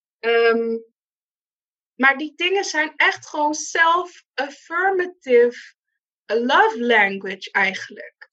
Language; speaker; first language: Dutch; non-native, local second language; Papiamento